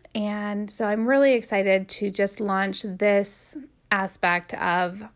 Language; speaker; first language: English; native; English